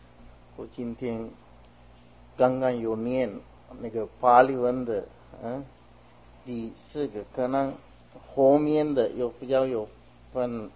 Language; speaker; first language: Chinese; non-native, fluent; Sinhala